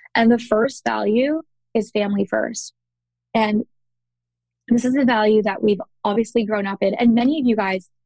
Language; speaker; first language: English; native; English